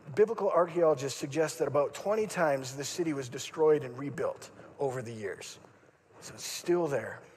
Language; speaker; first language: English; native; English